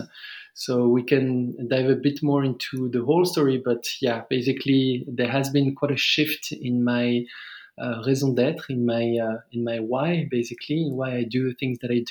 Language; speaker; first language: English; non-native, fluent; French